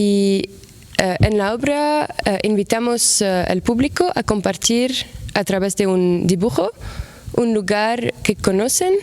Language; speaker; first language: Spanish; non-native, fluent; Arabic